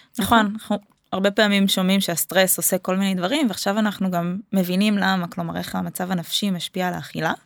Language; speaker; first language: Hebrew; native; Hebrew